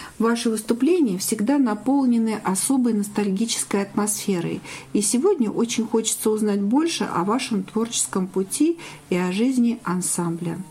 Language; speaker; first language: Russian; native; Russian